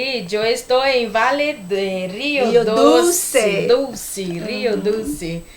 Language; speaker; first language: Spanish; non-native, learner; Portuguese